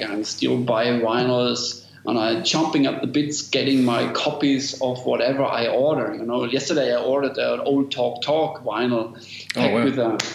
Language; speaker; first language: English; non-native, fluent; German